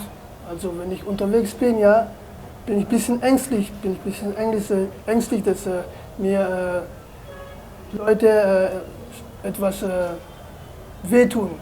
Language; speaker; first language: German; non-native, fluent; Lingala